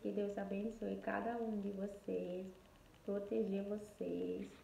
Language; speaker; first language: Portuguese; non-native, fluent; Haitian Creole